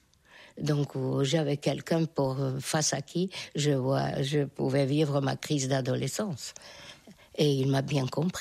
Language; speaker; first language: French; non-native, fluent; Hungarian